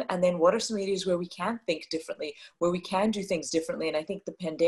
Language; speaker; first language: English; native; English